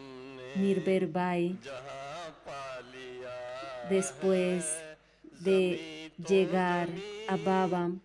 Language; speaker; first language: Spanish; native; Spanish